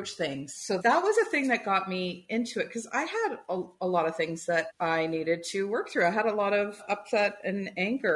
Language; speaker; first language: English; native; English